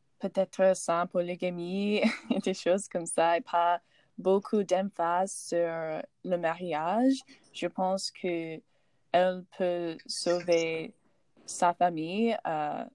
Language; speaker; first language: French; non-native, learner; English